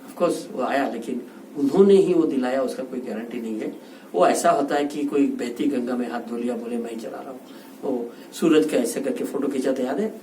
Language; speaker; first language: Hindi; non-native, local second language; Kannada